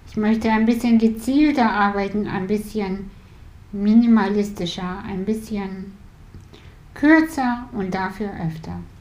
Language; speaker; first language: German; early bilingual, other home language; Russian